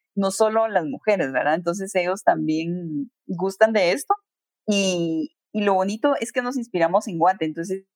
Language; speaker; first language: Spanish; native; Spanish